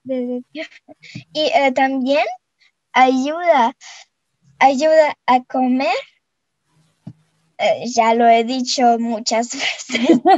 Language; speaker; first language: Spanish; non-native, fluent; Russian